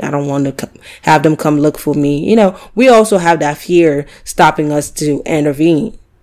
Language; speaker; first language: English; native; English